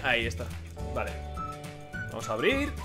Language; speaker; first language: Spanish; native; Spanish